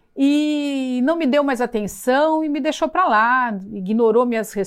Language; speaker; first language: Portuguese; native; Portuguese